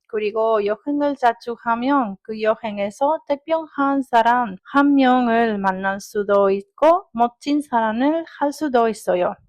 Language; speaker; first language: Korean; non-native, learner; Italian